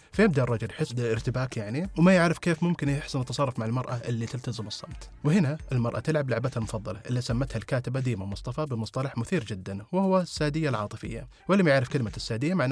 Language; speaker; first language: Arabic; native; Arabic